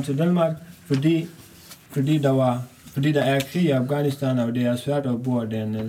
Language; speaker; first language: Danish; non-native, learner; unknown